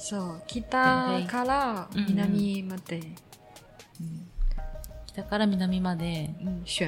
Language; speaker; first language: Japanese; non-native, learner; Chinese